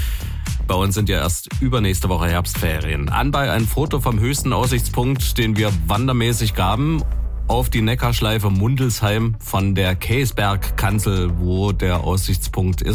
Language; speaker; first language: German; native; German